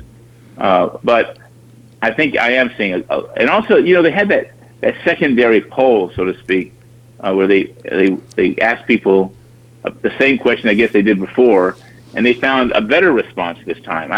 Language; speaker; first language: English; native; English